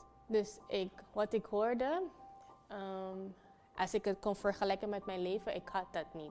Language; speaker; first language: Dutch; non-native, fluent; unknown